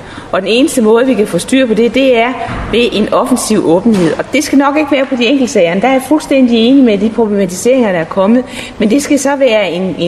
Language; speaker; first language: Danish; native; Danish